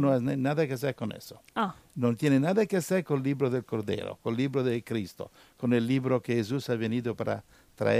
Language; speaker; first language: Spanish; non-native, learner; Italian